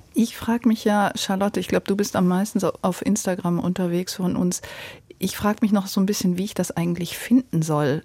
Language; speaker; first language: German; native; German